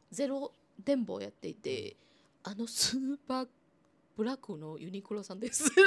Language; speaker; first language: Japanese; non-native, fluent; Chinese